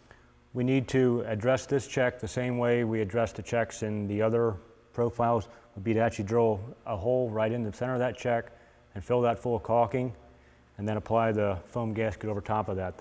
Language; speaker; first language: English; native; English